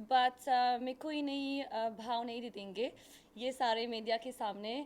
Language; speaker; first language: Hindi; non-native, learner; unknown